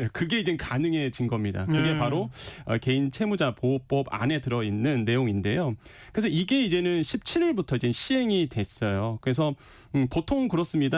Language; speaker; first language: Korean; native; Korean